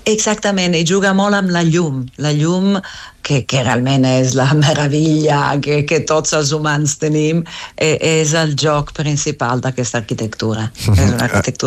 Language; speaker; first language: Catalan; non-native, fluent; Italian